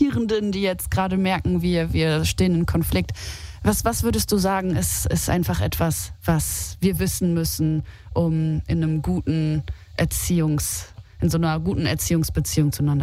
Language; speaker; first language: German; native; German